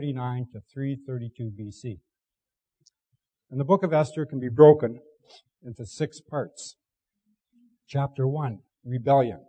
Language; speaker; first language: English; native; English